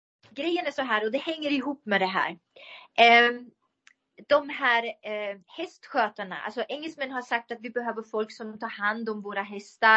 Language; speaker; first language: Swedish; non-native, fluent; German